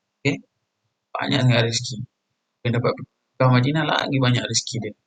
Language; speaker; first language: Malay; native; Malay